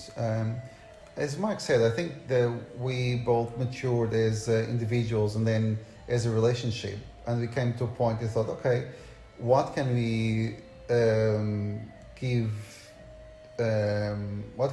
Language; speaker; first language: English; non-native, fluent; Portuguese